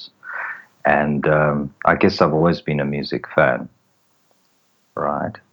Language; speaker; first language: English; native; English